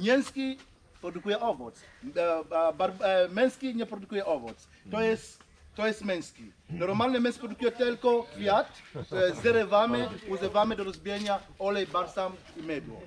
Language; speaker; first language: Polish; non-native, learner; Swahili